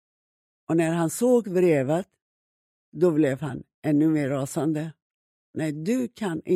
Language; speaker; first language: Swedish; non-native, fluent; Persian